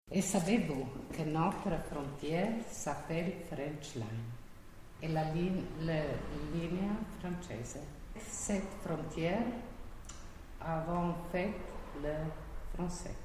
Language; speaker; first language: French; non-native, learner; Slovenian